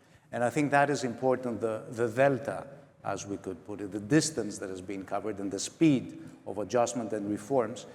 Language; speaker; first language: English; non-native, local second language; Greek